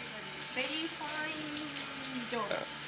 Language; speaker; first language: English; non-native, learner; Japanese